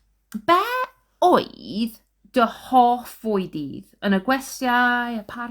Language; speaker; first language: Welsh; non-native, fluent; English